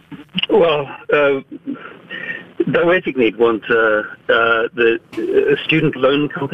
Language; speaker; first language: Dutch; non-native, fluent; English